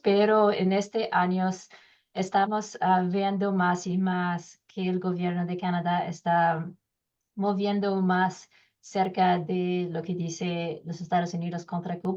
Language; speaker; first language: Spanish; non-native, learner; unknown